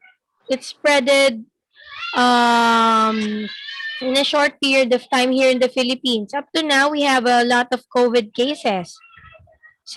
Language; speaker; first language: English; non-native, fluent; Filipino